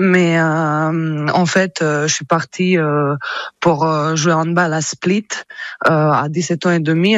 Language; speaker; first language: French; non-native, fluent; Croatian